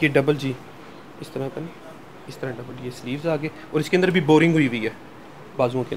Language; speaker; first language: Urdu; native; Urdu